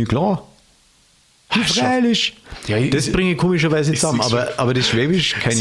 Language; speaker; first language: German; native; German